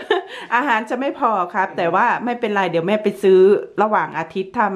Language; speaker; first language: Thai; native; Thai